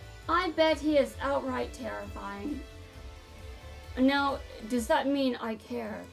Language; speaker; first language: English; native; English